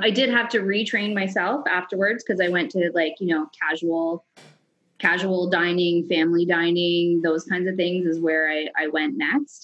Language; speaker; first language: English; native; English